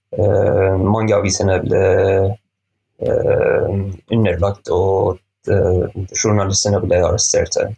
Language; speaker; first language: Norwegian; non-native, fluent; Persian